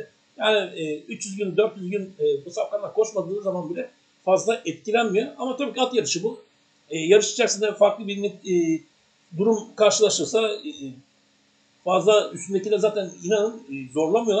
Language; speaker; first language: Turkish; native; Turkish